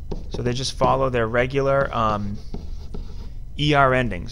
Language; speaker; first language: English; native; English